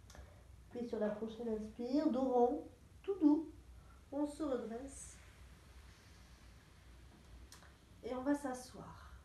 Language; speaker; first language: French; native; French